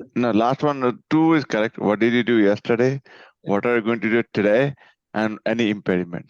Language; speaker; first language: English; non-native, local second language; Nepali